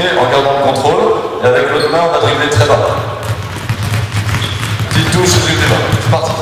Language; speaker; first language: French; native; French